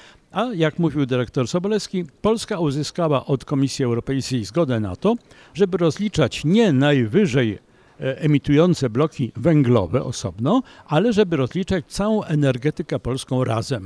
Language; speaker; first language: Polish; native; Polish